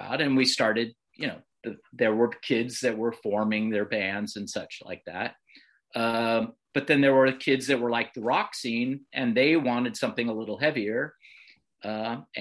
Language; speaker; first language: English; native; English